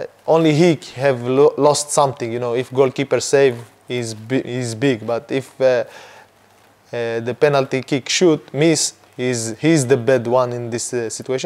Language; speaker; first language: English; non-native, fluent; Hebrew